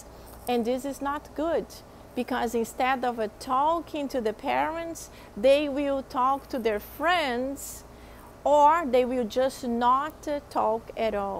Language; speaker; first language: English; non-native, fluent; Portuguese